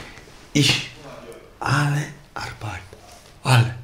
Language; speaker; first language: German; non-native, learner; Polish